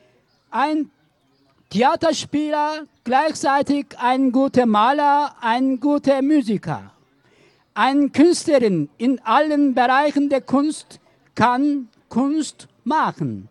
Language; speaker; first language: German; non-native, learner; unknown